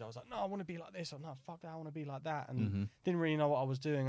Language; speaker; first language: English; native; English